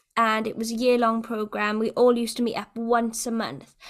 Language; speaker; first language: English; native; English